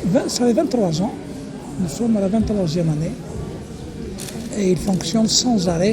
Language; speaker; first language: French; non-native, local second language; Arabic